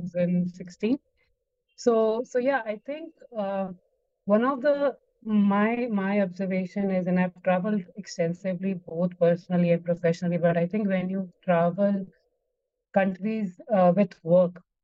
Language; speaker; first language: English; non-native, local second language; Gujarati